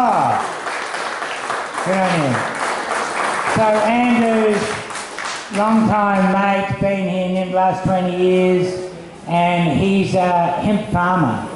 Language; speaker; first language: English; native; English